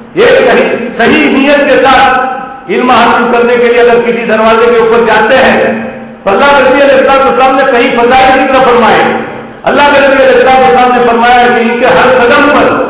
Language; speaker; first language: Urdu; non-native, local second language; Gujarati